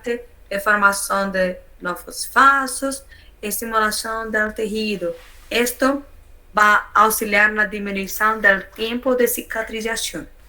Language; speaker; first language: Spanish; non-native, learner; Portuguese